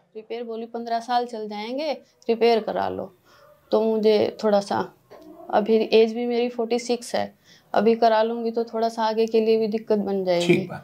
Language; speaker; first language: Hindi; native; Hindi